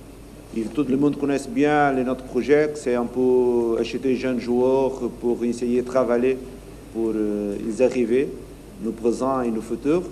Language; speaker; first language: French; non-native, learner; Portuguese